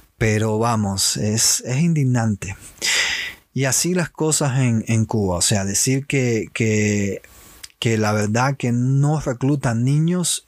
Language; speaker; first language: Spanish; native; Spanish